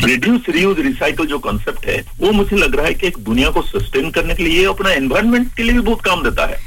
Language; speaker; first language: Hindi; non-native, local second language; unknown